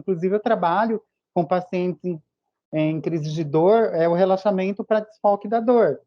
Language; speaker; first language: Portuguese; native; Portuguese